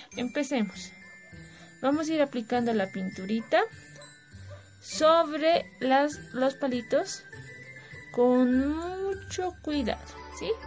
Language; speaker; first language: Spanish; native; Spanish